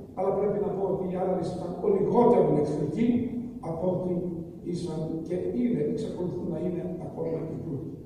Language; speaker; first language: Greek; native; Greek